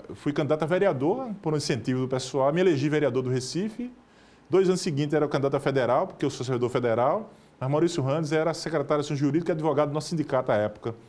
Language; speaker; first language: Portuguese; native; Portuguese